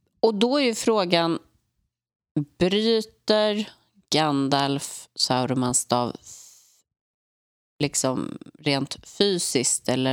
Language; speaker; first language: Swedish; native; Swedish